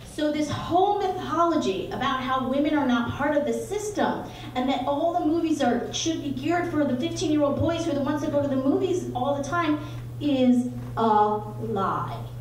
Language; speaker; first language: English; native; English